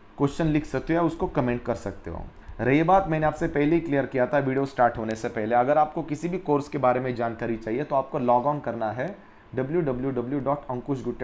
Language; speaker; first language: Hindi; non-native, local second language; Marathi